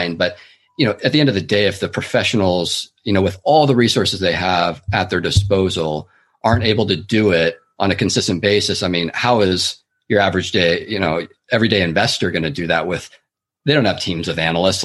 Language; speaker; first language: English; native; English